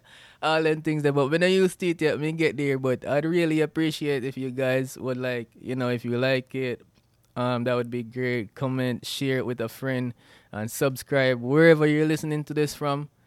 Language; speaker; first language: English; non-native, local second language; Jamaican Creole English